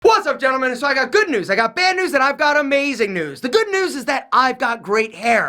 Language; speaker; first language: English; native; English